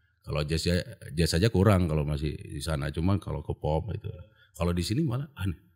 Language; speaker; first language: Indonesian; non-native, local second language; Achinese